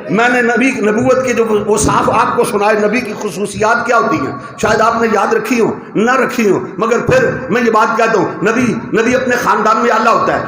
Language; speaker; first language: Urdu; non-native, local second language; Punjabi